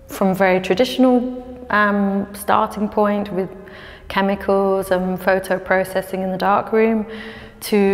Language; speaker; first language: English; native; English